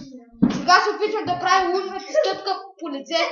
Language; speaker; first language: Bulgarian; native; Bulgarian